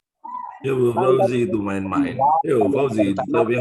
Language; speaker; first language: Indonesian; native; Indonesian